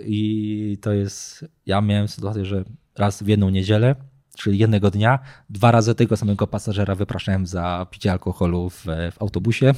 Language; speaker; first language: Polish; native; Polish